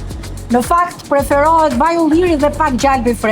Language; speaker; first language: Albanian; native; Albanian